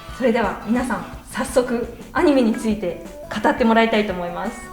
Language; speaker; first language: Japanese; native; Japanese